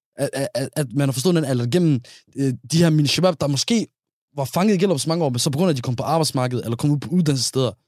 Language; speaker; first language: Danish; early bilingual, other home language; Somali